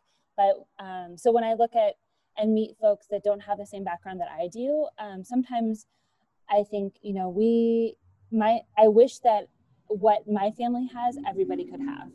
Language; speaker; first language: English; native; English